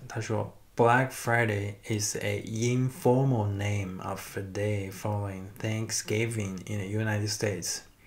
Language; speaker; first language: English; non-native, fluent; Chinese